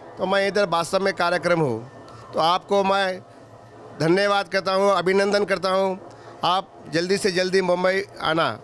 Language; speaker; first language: Hindi; non-native, local second language; Lambadi